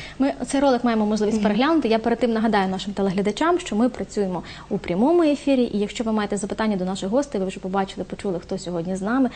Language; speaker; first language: Ukrainian; native; Ukrainian